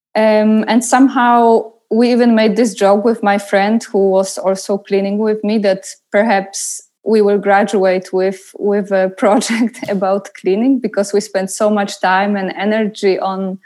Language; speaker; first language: English; non-native, fluent; Polish